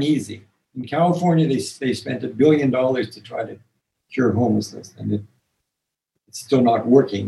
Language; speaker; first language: English; native; English